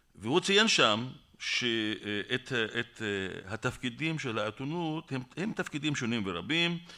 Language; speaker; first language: Hebrew; non-native, local second language; Arabic